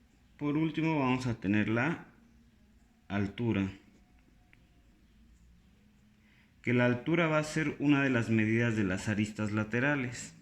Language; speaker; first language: Spanish; native; Spanish